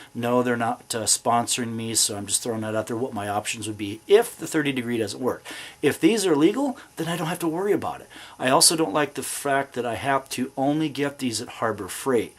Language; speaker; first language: English; native; English